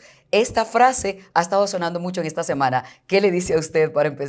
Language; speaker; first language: Spanish; native; Spanish